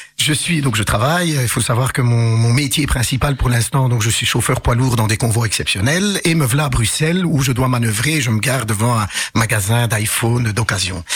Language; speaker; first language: French; early bilingual, other home language; Arabic